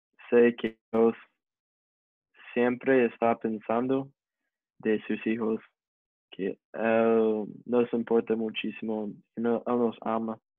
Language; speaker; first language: Spanish; non-native, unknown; English